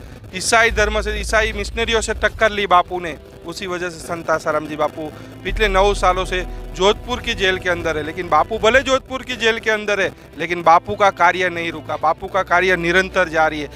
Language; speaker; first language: Hindi; native; Hindi